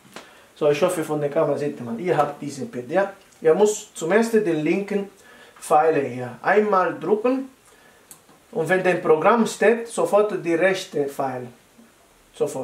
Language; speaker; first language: German; non-native, fluent; Italian